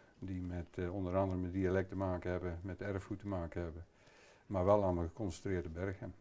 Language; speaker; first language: Dutch; native; Dutch